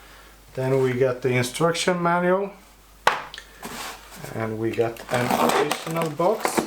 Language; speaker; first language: English; non-native, fluent; Swedish